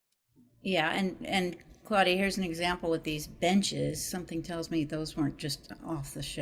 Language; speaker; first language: English; native; English